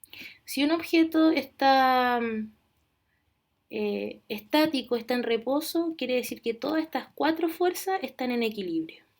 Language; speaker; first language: Spanish; native; Spanish